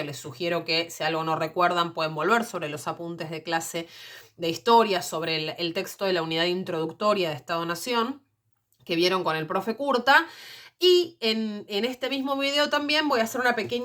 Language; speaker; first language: Spanish; native; Spanish